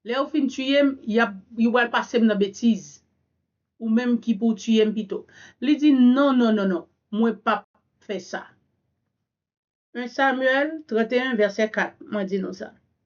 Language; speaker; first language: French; non-native, learner; Haitian Creole